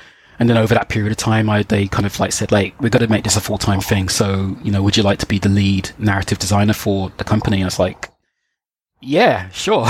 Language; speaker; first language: English; native; English